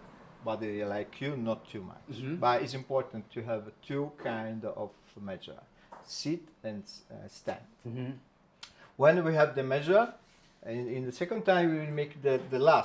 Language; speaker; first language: English; non-native, learner; Italian